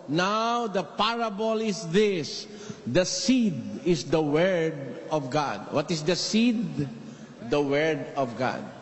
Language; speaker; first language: English; non-native, local second language; Filipino